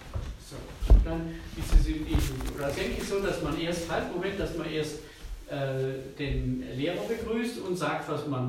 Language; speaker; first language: German; native; German